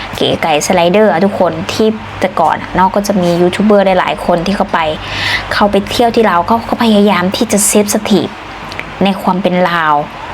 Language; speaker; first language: Thai; native; Thai